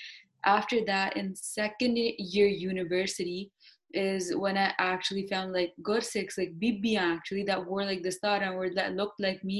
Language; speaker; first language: English; non-native, local second language; Punjabi